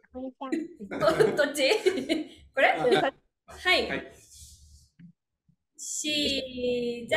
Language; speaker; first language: Japanese; non-native, learner; Spanish